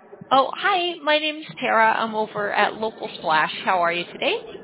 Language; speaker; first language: English; native; English